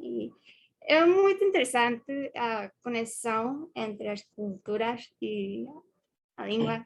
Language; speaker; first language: Portuguese; non-native, fluent; Spanish